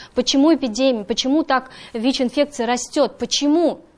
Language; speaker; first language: Russian; native; Russian